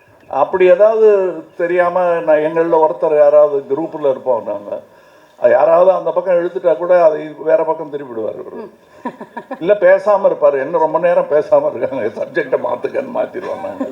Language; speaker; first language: Tamil; native; Tamil